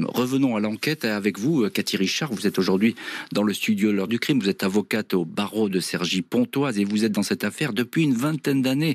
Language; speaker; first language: French; native; French